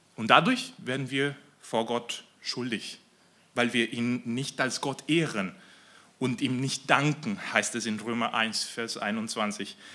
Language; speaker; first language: German; non-native, fluent; Spanish